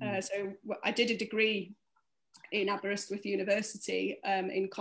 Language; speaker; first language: English; native; English